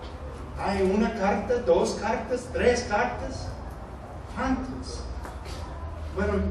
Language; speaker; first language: Spanish; non-native, fluent; English